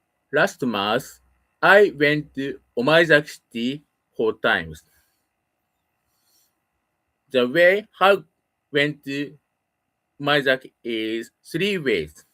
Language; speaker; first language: English; non-native, learner; Japanese